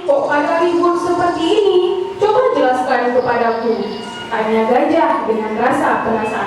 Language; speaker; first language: Indonesian; native; Indonesian